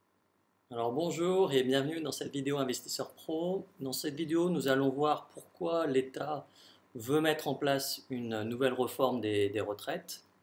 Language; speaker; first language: French; native; French